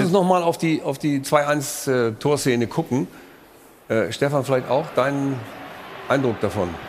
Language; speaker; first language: German; native; German